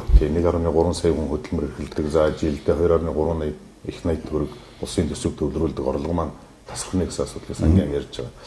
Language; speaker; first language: Mongolian; non-native, local second language; Kazakh